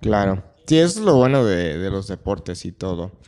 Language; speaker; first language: Spanish; non-native, fluent; English